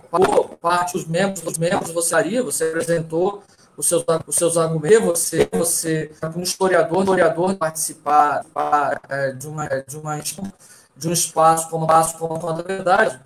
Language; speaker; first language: Portuguese; native; Portuguese